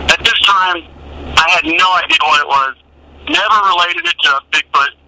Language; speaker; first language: English; native; English